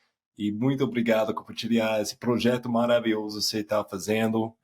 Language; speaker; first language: Portuguese; non-native, fluent; English